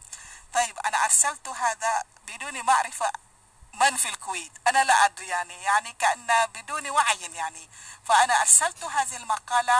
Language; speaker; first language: Arabic; non-native, fluent; Malay